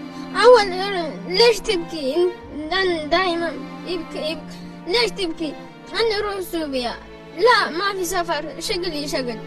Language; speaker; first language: Arabic; non-native, learner; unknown